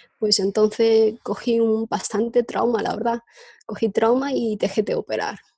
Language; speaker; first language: Spanish; non-native, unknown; Chinese